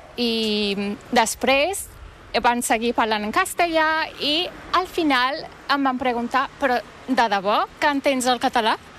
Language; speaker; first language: Catalan; non-native, fluent; Turkish